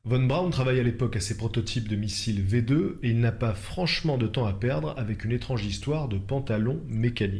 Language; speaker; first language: French; native; French